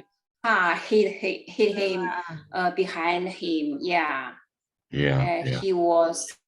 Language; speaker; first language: English; non-native, learner; Chinese